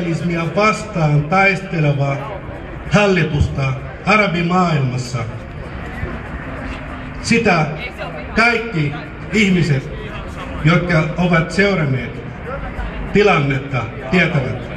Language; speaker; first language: Finnish; non-native, fluent; Arabic